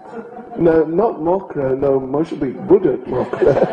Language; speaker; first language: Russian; non-native, learner; English